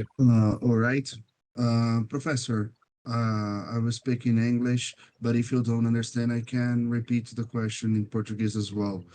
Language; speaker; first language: English; non-native, fluent; Portuguese